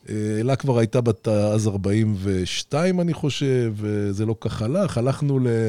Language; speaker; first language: Hebrew; native; Hebrew